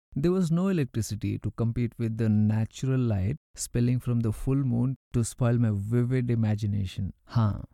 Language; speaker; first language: English; non-native, local second language; Urdu